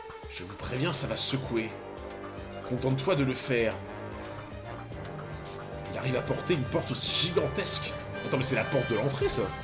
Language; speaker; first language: French; native; French